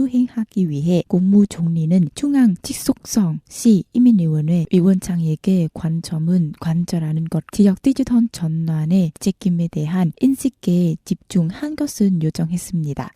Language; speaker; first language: Korean; non-native, fluent; Vietnamese